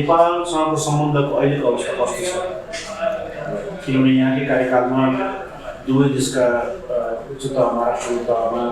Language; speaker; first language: Nepali; native; Nepali